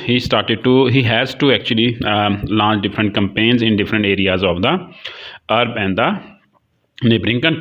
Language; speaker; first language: English; non-native, local second language; Urdu